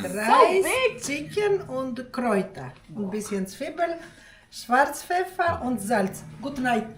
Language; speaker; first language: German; non-native, learner; Greek